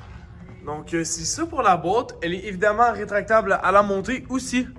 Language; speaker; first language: French; native; French